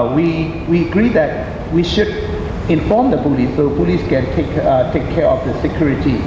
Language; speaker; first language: English; non-native, fluent; Burmese